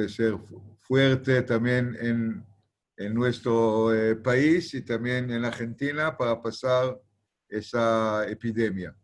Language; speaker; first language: Spanish; early bilingual, heritage; Spanish